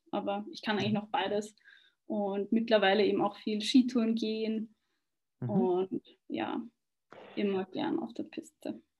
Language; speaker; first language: German; native; German